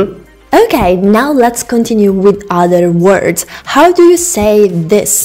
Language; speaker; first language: English; non-native, fluent; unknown